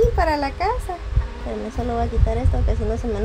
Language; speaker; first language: Spanish; native; Spanish